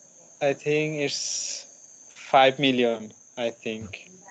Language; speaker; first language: English; non-native, learner; Bangla